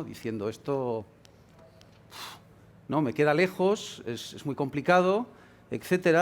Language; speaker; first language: Spanish; native; Spanish